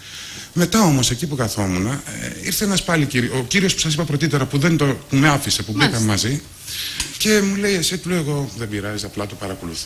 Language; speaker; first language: Greek; native; Greek